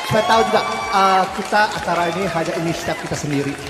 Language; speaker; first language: Indonesian; early bilingual, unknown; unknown